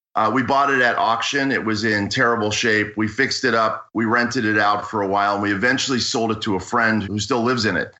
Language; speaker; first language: English; native; English